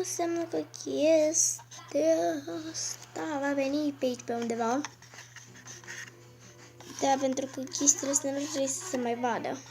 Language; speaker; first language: Romanian; native; Romanian